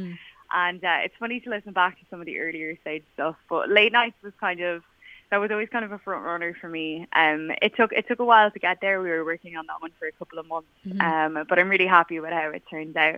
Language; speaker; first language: English; native; English